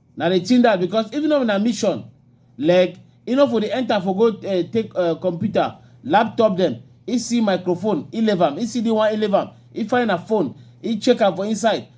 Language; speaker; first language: Nigerian Pidgin; native; Nigerian Pidgin